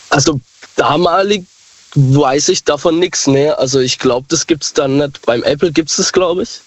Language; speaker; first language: German; native; German